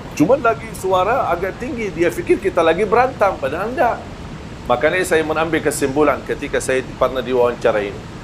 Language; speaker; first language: Malay; non-native, fluent; Arabic